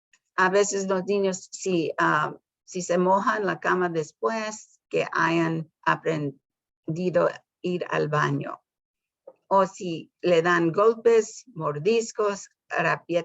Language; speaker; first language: Spanish; early bilingual, heritage; Spanish